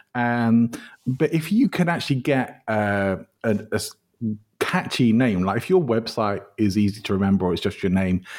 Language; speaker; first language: English; native; English